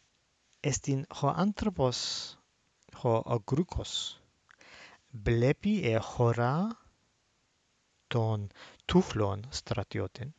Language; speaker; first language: Greek; non-native, fluent; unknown